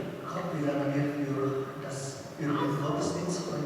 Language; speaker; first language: German; non-native, learner; Indonesian